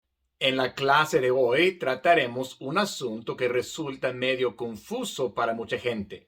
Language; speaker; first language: Spanish; non-native, fluent; English